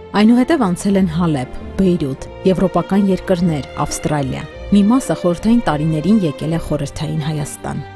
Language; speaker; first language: Armenian; native; Armenian